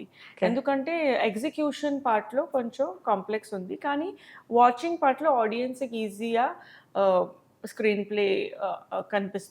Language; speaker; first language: Telugu; non-native, local second language; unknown